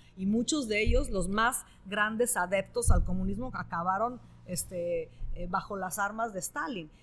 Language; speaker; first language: Spanish; non-native, fluent; Italian